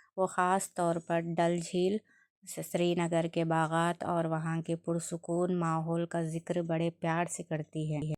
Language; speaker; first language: Urdu; native; Urdu